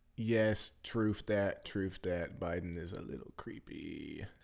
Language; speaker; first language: English; native; English